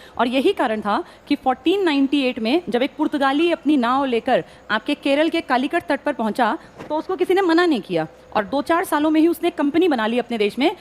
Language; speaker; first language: Hindi; native; Hindi